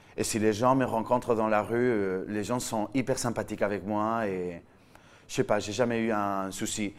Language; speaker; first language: French; non-native, fluent; Spanish